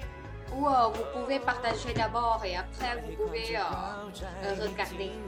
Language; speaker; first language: French; non-native, fluent; Thai